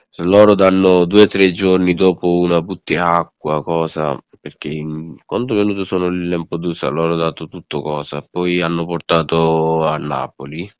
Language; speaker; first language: Italian; non-native, learner; Bangla